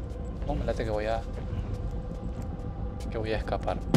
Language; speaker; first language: Spanish; native; Spanish